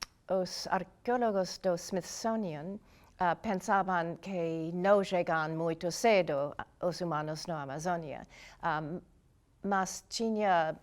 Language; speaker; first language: Portuguese; non-native, learner; English